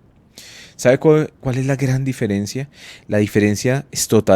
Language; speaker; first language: Spanish; native; Spanish